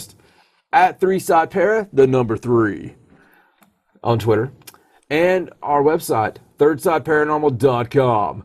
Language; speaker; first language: English; native; English